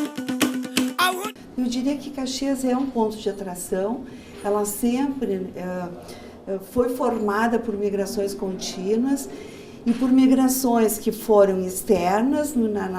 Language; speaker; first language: Portuguese; native; Portuguese